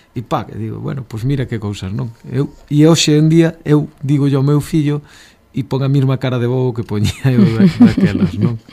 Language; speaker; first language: Galician; native; Galician